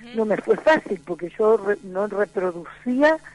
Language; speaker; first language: Spanish; native; Spanish